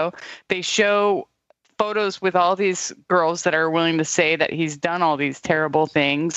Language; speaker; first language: English; native; English